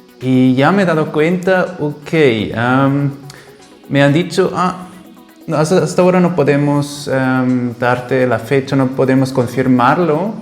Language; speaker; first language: Spanish; non-native, fluent; German